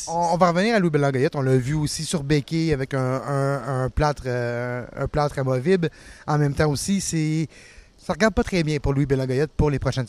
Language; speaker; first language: French; native; French